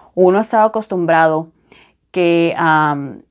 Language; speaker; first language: Spanish; native; Spanish